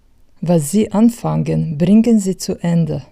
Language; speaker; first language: German; non-native, fluent; Croatian